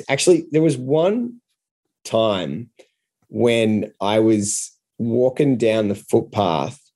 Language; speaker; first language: English; native; English